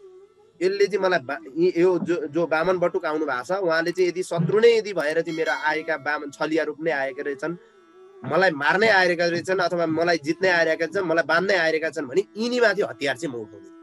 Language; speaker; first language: Nepali; native; Nepali